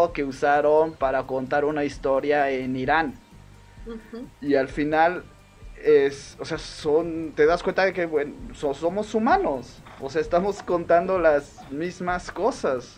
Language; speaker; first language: Spanish; native; Spanish